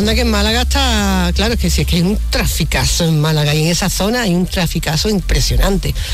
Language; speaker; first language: Spanish; native; Spanish